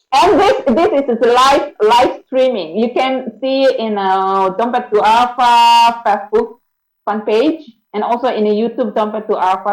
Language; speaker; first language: English; non-native, learner; Indonesian